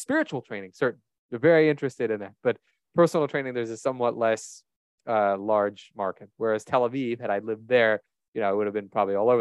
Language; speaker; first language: English; native; English